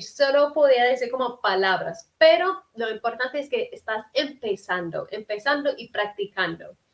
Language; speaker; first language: Spanish; early bilingual, heritage; Spanish